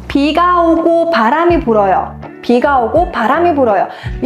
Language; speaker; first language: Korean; non-native, fluent; Mongolian